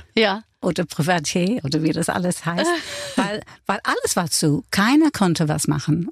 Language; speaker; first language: German; non-native, fluent; English